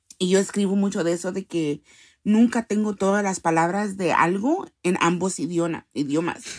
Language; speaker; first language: Spanish; early bilingual, heritage; Spanish